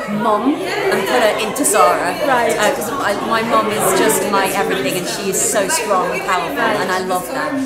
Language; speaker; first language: English; native; English